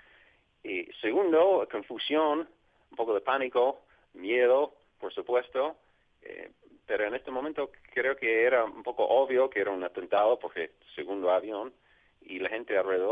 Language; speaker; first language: Spanish; non-native, fluent; English